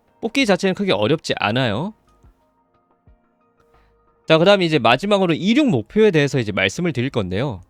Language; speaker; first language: Korean; native; Korean